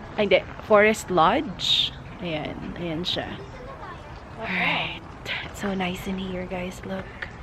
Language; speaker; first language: Filipino; native; Filipino